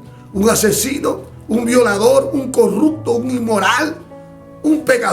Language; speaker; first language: Spanish; native; Spanish